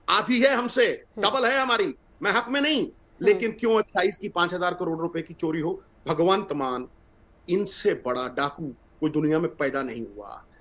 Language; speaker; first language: Hindi; non-native, local second language; Punjabi